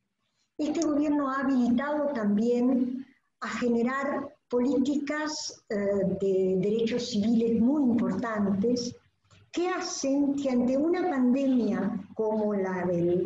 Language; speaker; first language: Spanish; native; Spanish